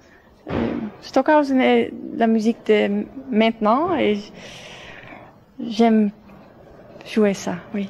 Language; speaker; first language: French; non-native, fluent; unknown